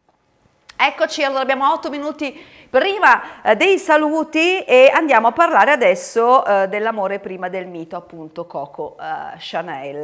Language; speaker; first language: Italian; native; Italian